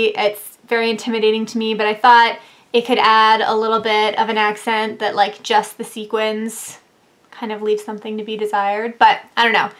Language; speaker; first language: English; native; English